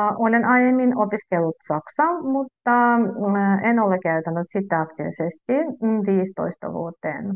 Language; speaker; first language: Finnish; non-native, fluent; Russian